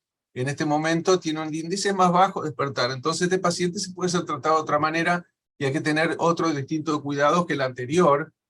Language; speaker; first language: Spanish; native; Spanish